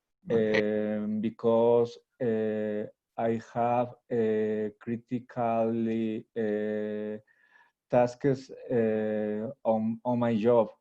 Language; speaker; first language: English; non-native, learner; Spanish